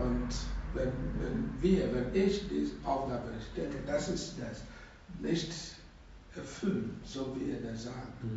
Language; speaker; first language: German; non-native, learner; Russian